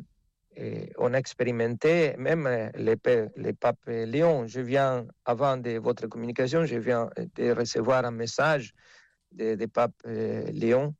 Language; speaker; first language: French; non-native, fluent; Spanish